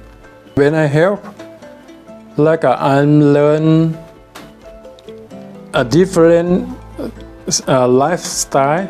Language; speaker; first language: English; non-native, learner; Thai